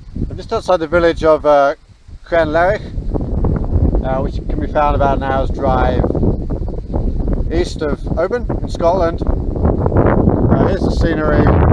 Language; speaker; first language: English; native; English